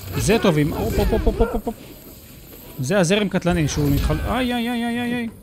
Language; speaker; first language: Hebrew; native; Hebrew